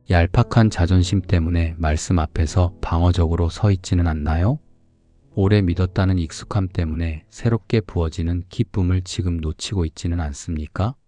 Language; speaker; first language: Korean; native; Korean